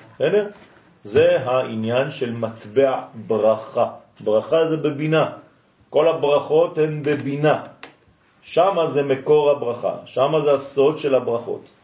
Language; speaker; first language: Hebrew; non-native, fluent; French